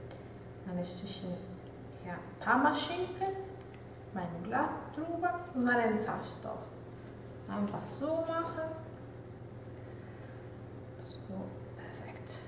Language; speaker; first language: German; non-native, learner; Italian